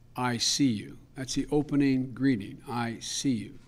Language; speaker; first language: English; native; English